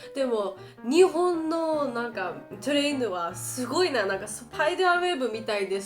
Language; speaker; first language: Japanese; non-native, learner; Georgian